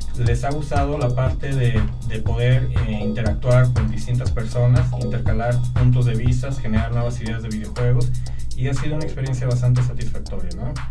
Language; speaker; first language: Spanish; native; Spanish